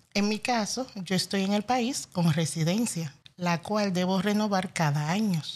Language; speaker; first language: Spanish; non-native, fluent; Haitian Creole